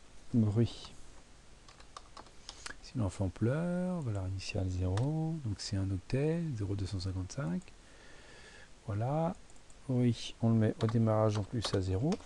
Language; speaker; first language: French; native; French